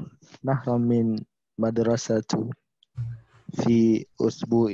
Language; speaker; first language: Arabic; non-native, learner; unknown